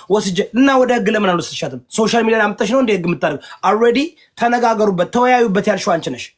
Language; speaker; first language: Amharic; early bilingual, heritage; Amharic